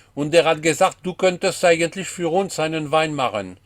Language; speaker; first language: German; non-native, fluent; French